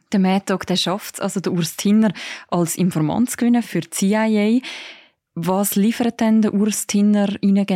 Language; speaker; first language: German; native; German